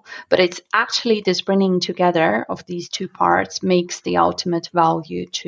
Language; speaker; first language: English; non-native, fluent; Russian